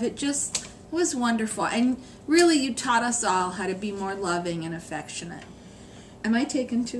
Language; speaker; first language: English; native; English